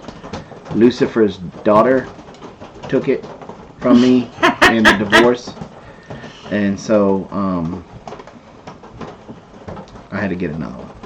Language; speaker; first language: English; native; English